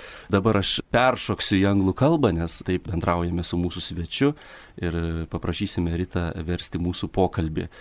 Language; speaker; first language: Lithuanian; native; Lithuanian